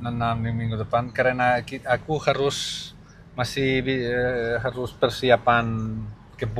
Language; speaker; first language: Indonesian; non-native, learner; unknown